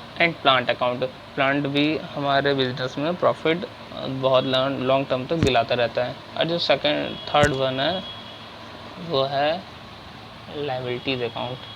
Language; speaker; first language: Hindi; native; Hindi